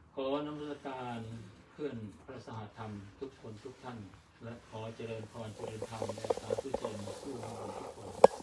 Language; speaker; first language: Thai; native; Thai